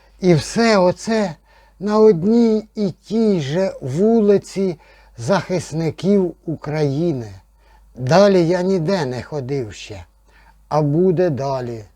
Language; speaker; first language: Ukrainian; native; Ukrainian